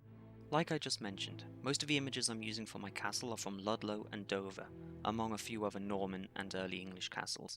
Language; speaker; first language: English; native; English